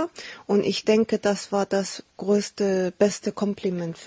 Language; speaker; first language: German; early bilingual, heritage; Korean